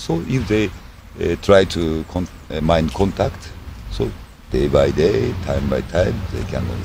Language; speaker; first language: English; non-native, learner; Japanese